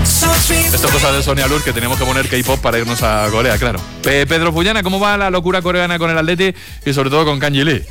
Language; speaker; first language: Spanish; native; Spanish